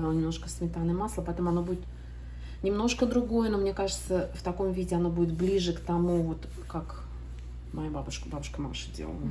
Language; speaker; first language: Russian; native; Russian